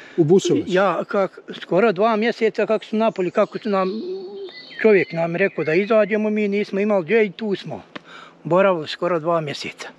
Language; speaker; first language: Bosnian; native; Bosnian